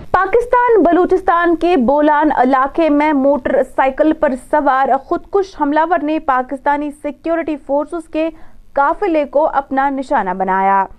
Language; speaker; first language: Urdu; non-native, local second language; Kashmiri